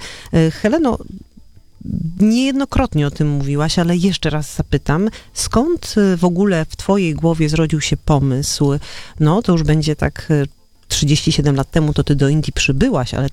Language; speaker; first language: Polish; native; Polish